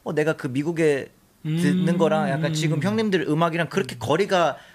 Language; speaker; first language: Korean; early bilingual, other home language; English